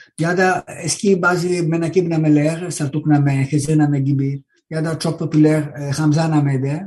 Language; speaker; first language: Turkish; non-native, fluent; Greek